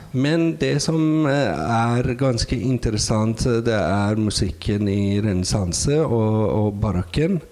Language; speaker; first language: Norwegian; non-native, fluent; Persian